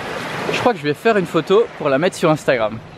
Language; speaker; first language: French; native; French